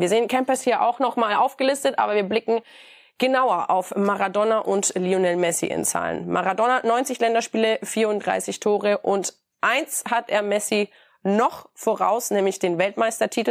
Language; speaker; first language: German; native; German